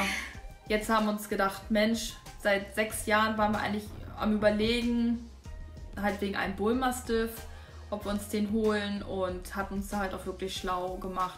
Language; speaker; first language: German; native; German